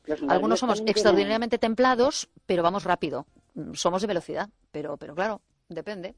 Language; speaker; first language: Spanish; native; Spanish